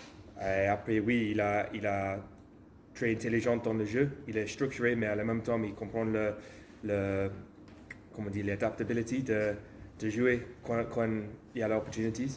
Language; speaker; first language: French; non-native, learner; English